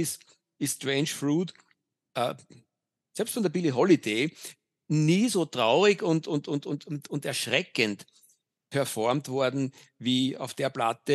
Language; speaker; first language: German; native; German